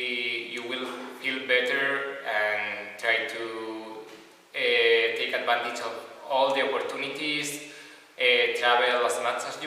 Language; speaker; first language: English; non-native, fluent; Spanish